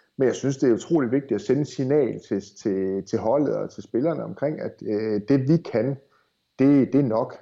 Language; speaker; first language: Danish; native; Danish